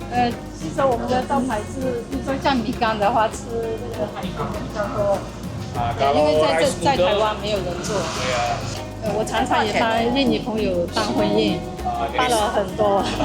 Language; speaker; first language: Chinese; early bilingual, heritage; Chinese